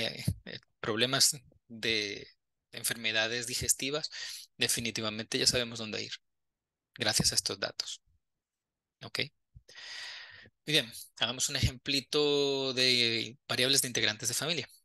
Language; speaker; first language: Spanish; native; Spanish